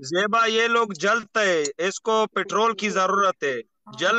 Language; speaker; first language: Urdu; non-native, local second language; Pashto